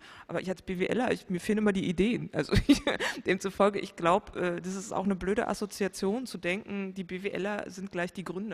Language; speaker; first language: German; native; German